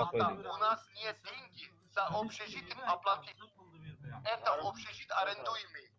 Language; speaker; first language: Russian; non-native, learner; Turkish